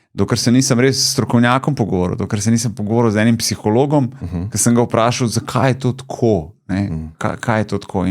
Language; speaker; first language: Slovenian; early bilingual, other home language; Bosnian